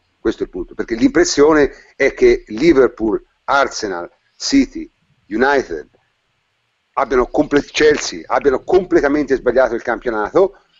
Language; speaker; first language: Italian; native; Italian